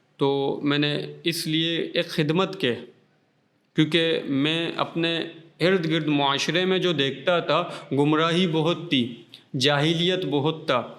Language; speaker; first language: Urdu; non-native, local second language; Baluchi